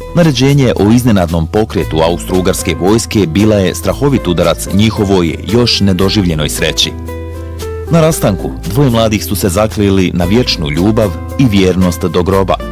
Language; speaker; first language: Bosnian; native; Bosnian